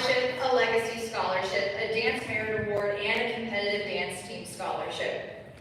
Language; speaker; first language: English; native; English